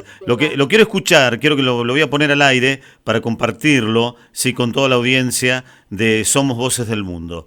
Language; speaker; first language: Spanish; native; Spanish